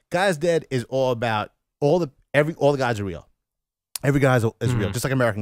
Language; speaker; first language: English; native; English